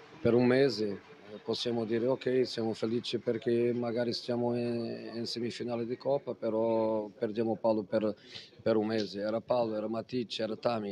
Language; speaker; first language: Italian; non-native, fluent; Portuguese